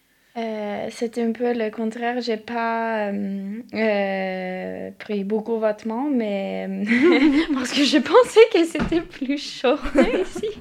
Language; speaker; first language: French; non-native, learner; Norwegian